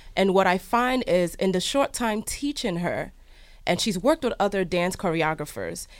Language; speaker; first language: English; early bilingual, other home language; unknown